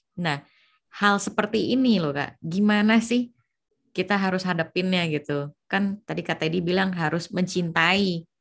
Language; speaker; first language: Indonesian; native; Indonesian